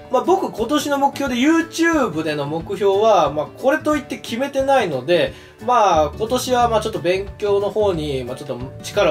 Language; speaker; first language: Japanese; native; Japanese